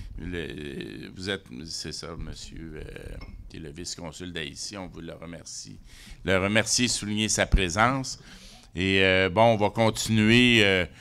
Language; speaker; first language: French; native; French